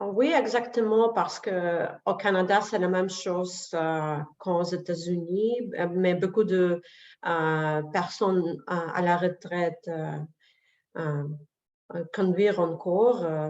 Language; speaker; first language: French; non-native, learner; Russian